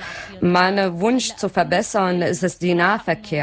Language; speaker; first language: German; non-native, learner; Arabic